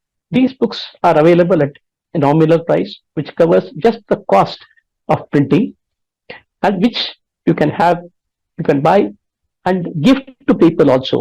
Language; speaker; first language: English; non-native, local second language; Tamil